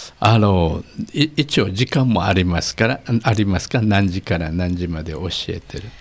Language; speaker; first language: Japanese; native; Japanese